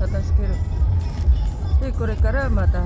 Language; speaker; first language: Japanese; non-native, fluent; Filipino